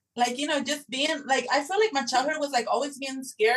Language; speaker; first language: English; early bilingual, other home language; Spanish